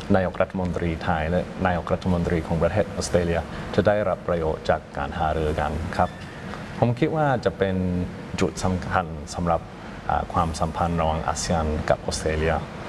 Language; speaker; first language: Thai; non-native, fluent; English